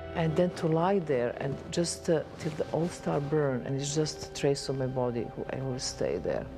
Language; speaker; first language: English; non-native, fluent; Serbian